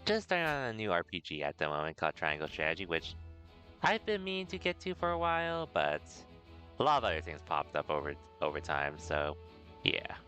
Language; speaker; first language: English; native; English